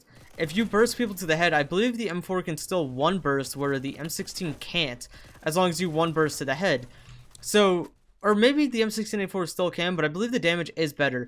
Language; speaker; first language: English; native; English